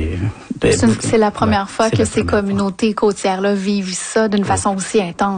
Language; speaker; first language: French; native; French